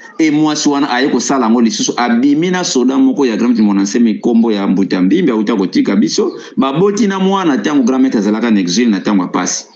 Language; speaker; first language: Lingala; non-native, local second language; Kongo